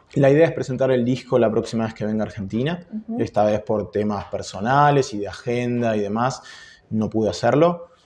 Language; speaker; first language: Spanish; native; Spanish